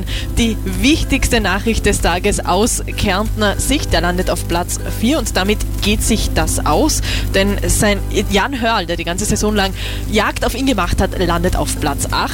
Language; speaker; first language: German; native; German